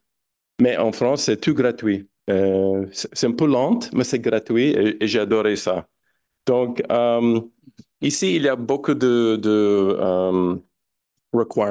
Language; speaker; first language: French; non-native, fluent; English